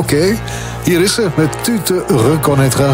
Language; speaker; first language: Dutch; native; Dutch